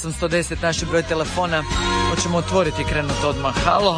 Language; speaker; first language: Serbian; native; Serbian